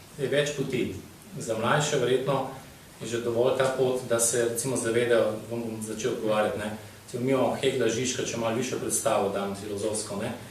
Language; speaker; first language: Slovenian; native; Slovenian